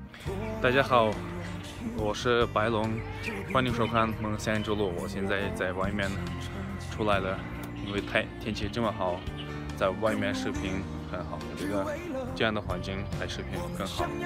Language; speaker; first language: Chinese; non-native, fluent; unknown